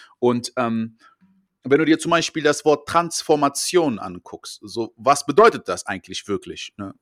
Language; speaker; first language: German; early bilingual, heritage; French